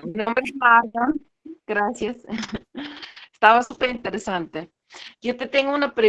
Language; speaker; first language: Spanish; non-native, fluent; German